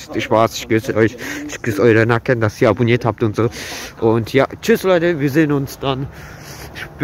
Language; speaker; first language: German; early bilingual, other home language; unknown